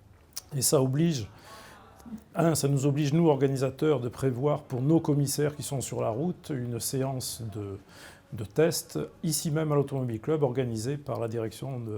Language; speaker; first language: French; native; French